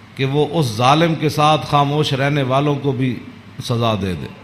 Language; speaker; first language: Urdu; non-native, local second language; Punjabi